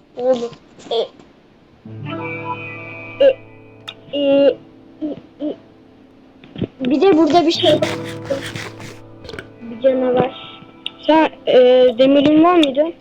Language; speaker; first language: Turkish; native; Turkish